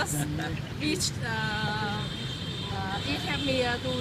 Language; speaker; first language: English; non-native, learner; Vietnamese